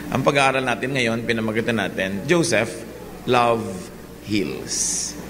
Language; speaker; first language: Filipino; native; Filipino